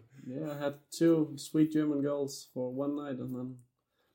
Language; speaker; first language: English; non-native, fluent; Danish